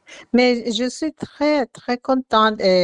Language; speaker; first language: French; non-native, learner; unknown